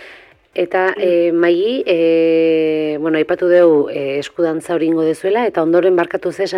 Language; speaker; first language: Basque; native; Basque